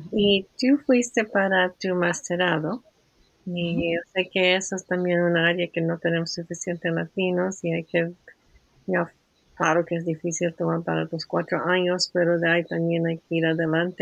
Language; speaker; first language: Spanish; early bilingual, heritage; Spanish